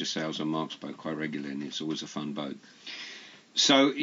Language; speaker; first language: English; native; English